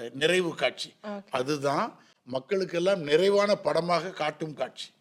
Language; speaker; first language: Tamil; native; Tamil